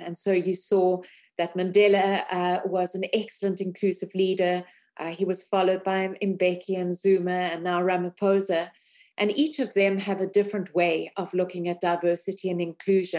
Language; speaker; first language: English; native; English